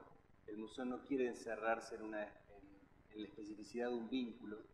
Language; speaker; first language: Spanish; native; Spanish